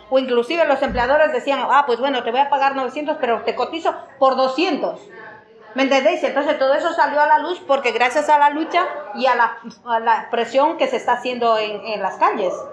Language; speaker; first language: Spanish; native; Spanish